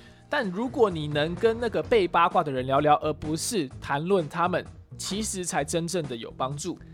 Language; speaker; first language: Chinese; early bilingual, heritage; Chinese